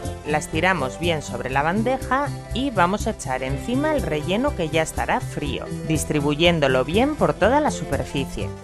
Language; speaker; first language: Spanish; native; Spanish